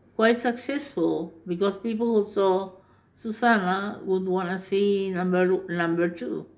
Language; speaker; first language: English; non-native, fluent; Spanish